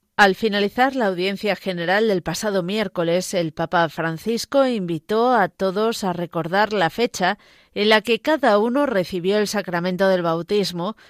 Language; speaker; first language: Spanish; non-native, fluent; French